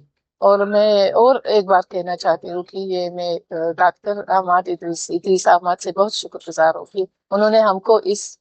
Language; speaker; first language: Hindi; non-native, fluent; Tajik